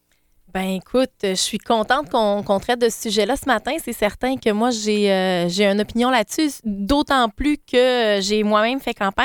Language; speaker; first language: French; native; French